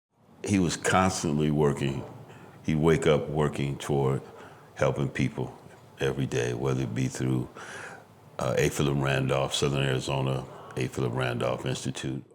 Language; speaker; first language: English; native; English